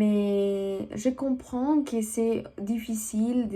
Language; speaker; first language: French; non-native, learner; Spanish